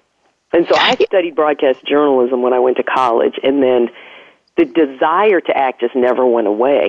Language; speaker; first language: English; native; English